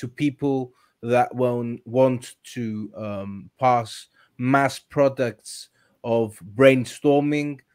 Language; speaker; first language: English; non-native, fluent; Greek